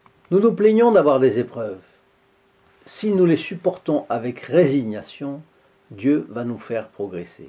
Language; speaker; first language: French; native; French